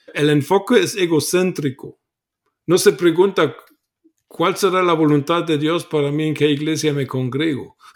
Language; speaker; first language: Spanish; non-native, fluent; German